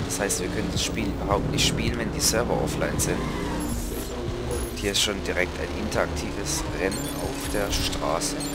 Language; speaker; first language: German; native; German